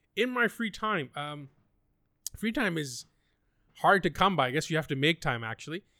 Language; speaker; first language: English; non-native, local second language; Urdu